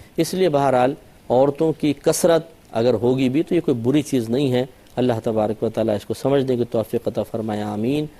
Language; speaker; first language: Urdu; native; Urdu